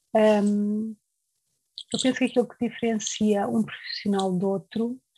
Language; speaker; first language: Portuguese; native; Portuguese